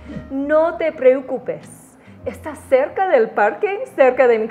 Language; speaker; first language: Spanish; non-native, learner; English